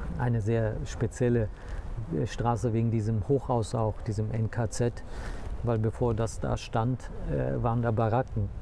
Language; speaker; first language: German; early bilingual, other home language; Turkish